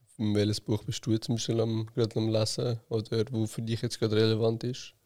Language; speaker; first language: German; native; German